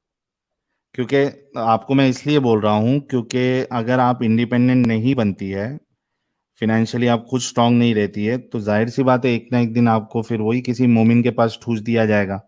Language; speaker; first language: Hindi; native; Hindi